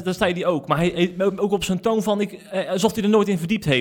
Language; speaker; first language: Dutch; native; Dutch